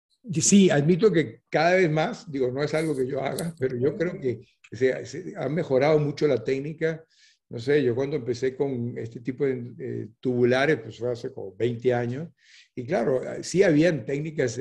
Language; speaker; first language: Spanish; native; Spanish